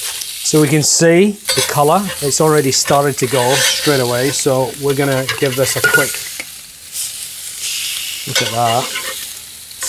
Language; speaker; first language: English; native; English